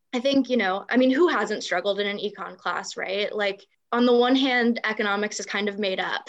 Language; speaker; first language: English; native; English